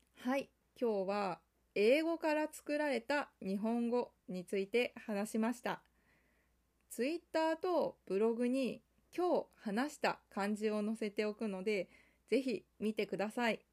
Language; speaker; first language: Japanese; non-native, fluent; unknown